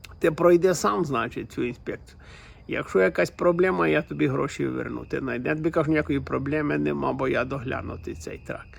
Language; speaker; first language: Ukrainian; native; Ukrainian